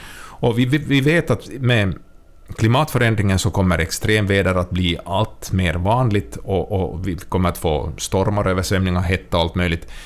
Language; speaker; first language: Swedish; native; Swedish